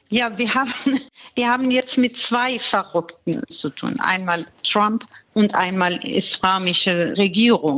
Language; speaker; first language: German; non-native, fluent; Persian